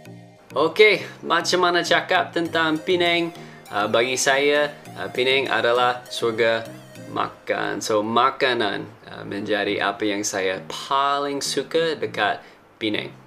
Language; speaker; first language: Indonesian; non-native, fluent; English